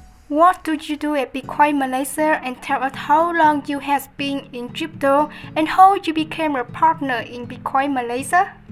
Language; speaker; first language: English; non-native, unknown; Vietnamese